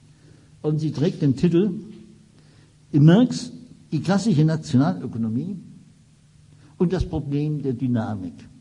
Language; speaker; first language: German; native; German